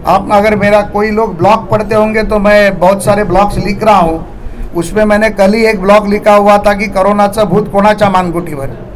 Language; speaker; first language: Hindi; non-native, local second language; Marathi